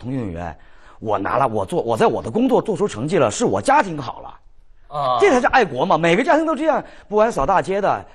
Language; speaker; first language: Chinese; native; Chinese